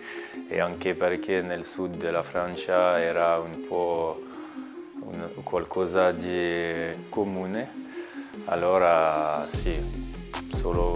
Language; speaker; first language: Italian; non-native, learner; French